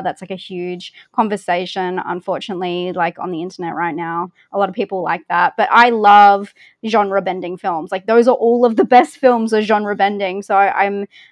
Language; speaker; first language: English; native; English